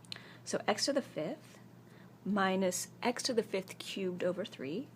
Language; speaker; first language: English; native; English